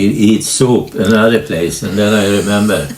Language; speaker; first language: English; non-native, learner; Swedish